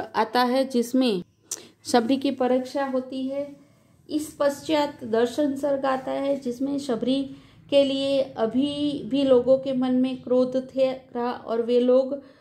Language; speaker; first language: Hindi; non-native, local second language; Gujarati